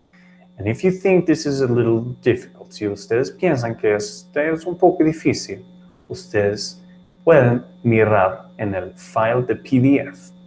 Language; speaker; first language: Spanish; non-native, learner; English